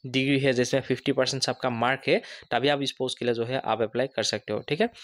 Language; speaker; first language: Hindi; non-native, local second language; Assamese